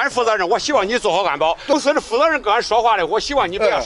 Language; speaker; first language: Chinese; native; Chinese